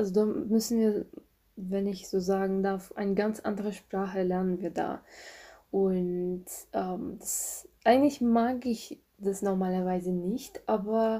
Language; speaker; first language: German; non-native, fluent; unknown